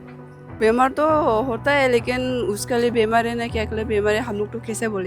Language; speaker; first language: Hindi; non-native, local second language; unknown